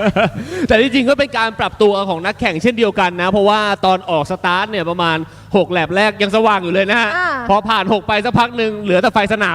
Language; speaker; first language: Thai; native; Thai